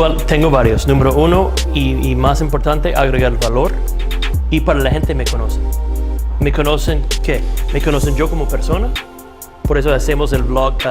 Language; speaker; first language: Spanish; non-native, fluent; English